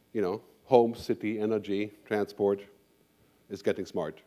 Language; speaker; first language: English; non-native, fluent; German